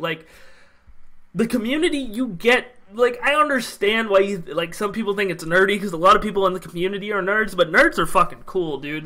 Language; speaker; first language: English; native; English